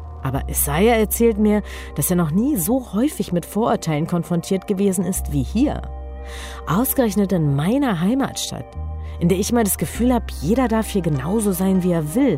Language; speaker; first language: German; native; German